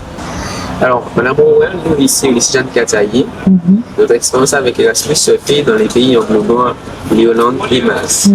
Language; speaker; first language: French; native; French